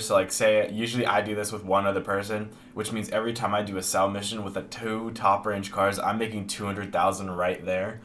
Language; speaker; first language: English; native; English